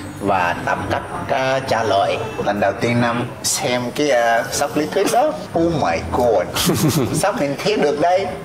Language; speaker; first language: Vietnamese; non-native, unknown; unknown